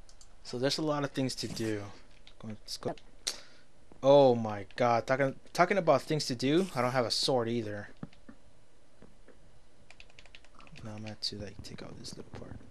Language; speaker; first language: English; native; English